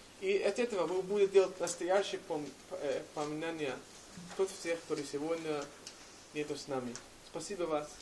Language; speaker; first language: Russian; non-native, learner; English